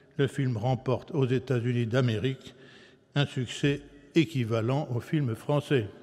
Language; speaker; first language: French; native; French